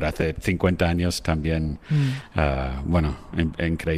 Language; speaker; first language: Spanish; non-native, fluent; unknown